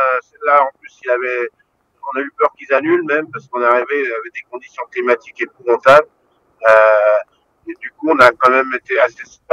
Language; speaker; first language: French; native; French